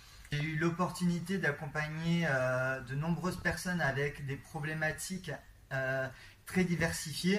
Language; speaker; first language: French; native; French